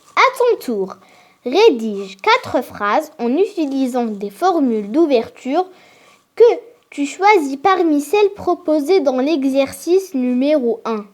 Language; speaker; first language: French; non-native, local second language; Arabic